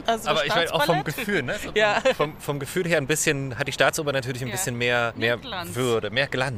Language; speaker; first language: German; native; German